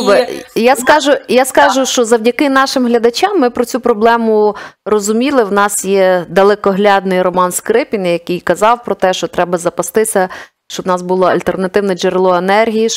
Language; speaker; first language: Ukrainian; native; Ukrainian